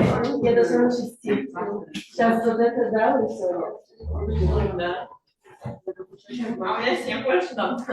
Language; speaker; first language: Russian; early bilingual, heritage; Russian